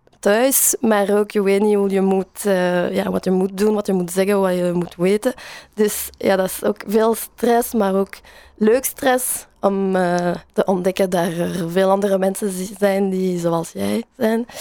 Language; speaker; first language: Dutch; non-native, learner; French